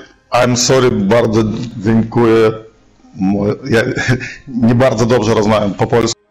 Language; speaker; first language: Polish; non-native, learner; Russian